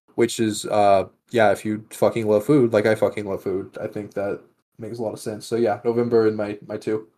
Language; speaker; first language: English; native; English